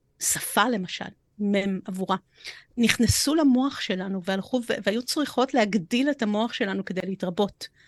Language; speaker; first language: Hebrew; early bilingual, other home language; Romanian